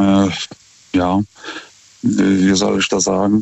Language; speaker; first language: German; non-native, fluent; Lithuanian